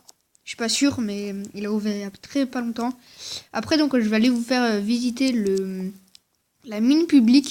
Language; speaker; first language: French; native; French